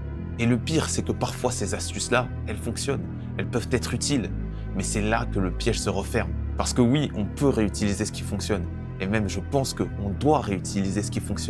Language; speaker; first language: French; native; French